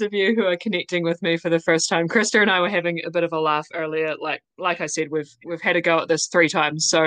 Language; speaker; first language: English; native; English